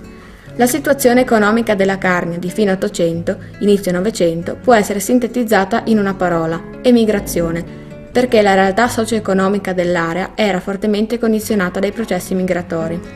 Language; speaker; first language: Italian; native; Italian